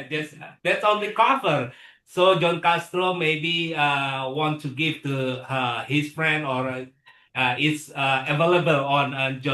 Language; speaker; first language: English; non-native, learner; Indonesian